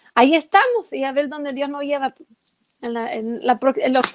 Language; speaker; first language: Spanish; early bilingual, heritage; Spanish